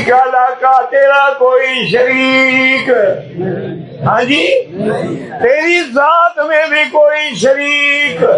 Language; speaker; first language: Urdu; non-native, local second language; Saraiki